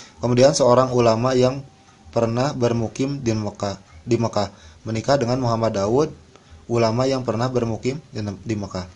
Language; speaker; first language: Indonesian; native; Indonesian